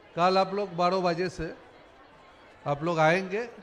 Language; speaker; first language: Hindi; non-native, local second language; Bangla